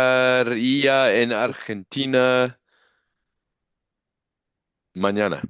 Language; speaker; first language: Spanish; non-native, learner; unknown